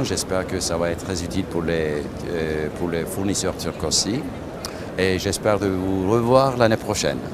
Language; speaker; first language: French; non-native, fluent; Turkish